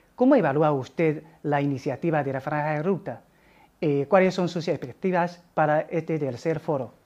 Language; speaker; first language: Spanish; non-native, fluent; Chinese